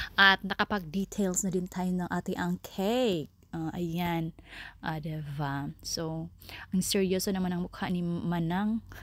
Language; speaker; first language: Filipino; non-native, local second language; Cebuano